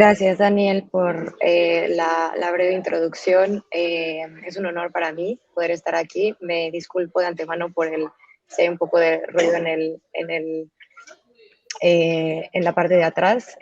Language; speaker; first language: Spanish; native; Spanish